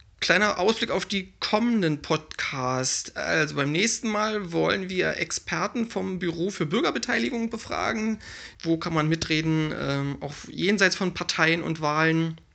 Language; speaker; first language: German; native; German